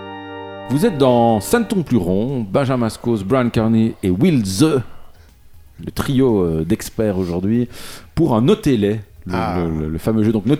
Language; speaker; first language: French; native; French